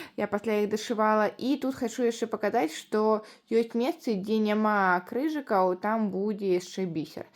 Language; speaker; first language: Belarusian; non-native, local second language; Russian